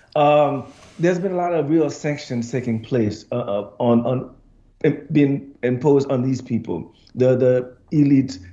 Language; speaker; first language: English; non-native, fluent; Haitian Creole